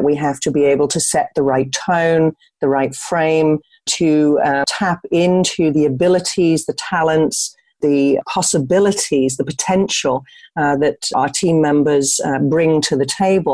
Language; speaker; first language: English; native; English